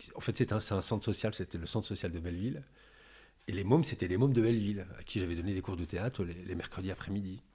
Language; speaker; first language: French; native; French